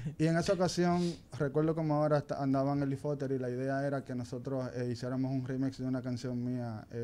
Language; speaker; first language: Spanish; native; Spanish